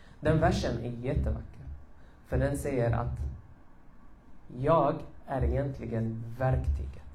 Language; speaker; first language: Swedish; early bilingual, other home language; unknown